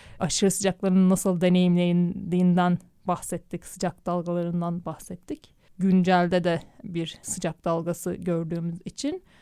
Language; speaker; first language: Turkish; native; Turkish